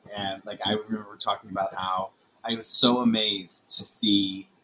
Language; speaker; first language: English; native; English